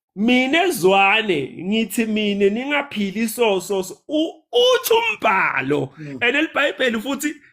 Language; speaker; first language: Zulu; non-native, local second language; Swati